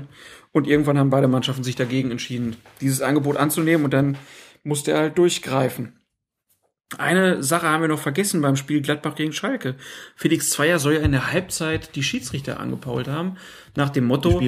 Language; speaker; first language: German; native; German